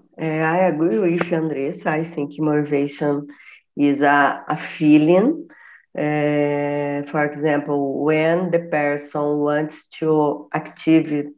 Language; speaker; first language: English; non-native, learner; Portuguese